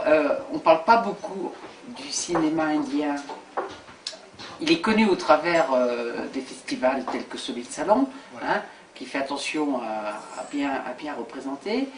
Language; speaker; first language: French; native; French